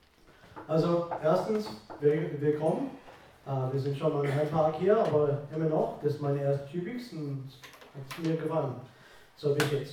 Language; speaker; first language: German; non-native, fluent; English